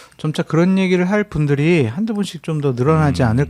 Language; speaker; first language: Korean; native; Korean